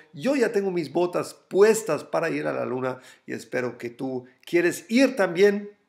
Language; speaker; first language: Spanish; non-native, fluent; German